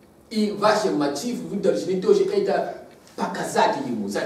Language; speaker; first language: Russian; non-native, learner; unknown